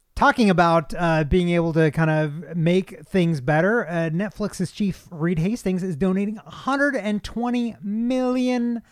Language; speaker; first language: English; native; English